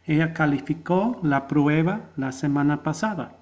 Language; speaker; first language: Spanish; non-native, fluent; English